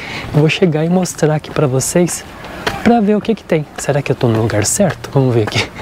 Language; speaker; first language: Portuguese; native; Portuguese